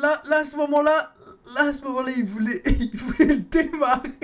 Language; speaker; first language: French; native; French